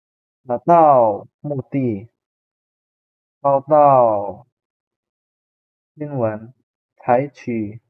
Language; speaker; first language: Chinese; non-native, fluent; Indonesian